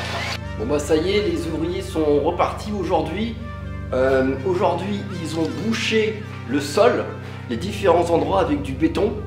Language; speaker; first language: French; native; French